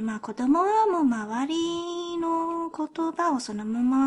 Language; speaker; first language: Japanese; early bilingual, heritage; Japanese